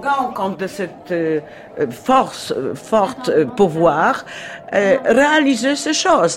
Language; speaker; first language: French; non-native, learner; Polish